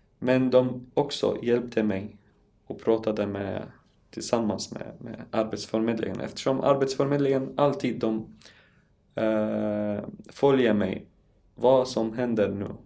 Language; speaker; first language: Swedish; non-native, learner; Arabic